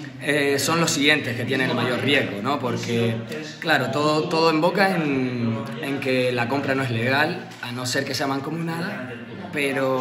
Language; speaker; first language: Spanish; native; Spanish